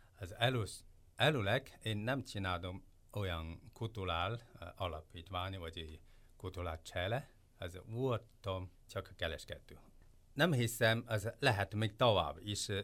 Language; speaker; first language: Hungarian; non-native, learner; Chinese